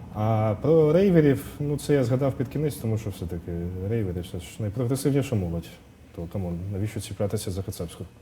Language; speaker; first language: Ukrainian; non-native, local second language; Russian